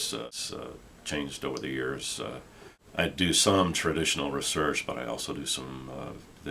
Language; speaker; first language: English; native; English